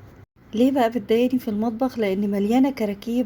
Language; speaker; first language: Arabic; native; Arabic